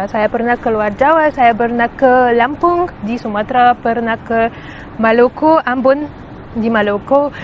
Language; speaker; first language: Indonesian; non-native, learner; Arabic